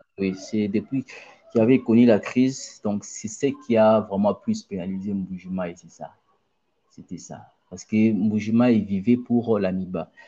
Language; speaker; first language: French; non-native, local second language; Luba-Lulua